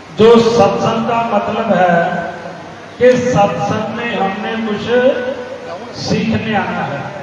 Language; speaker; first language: Hindi; non-native, local second language; Punjabi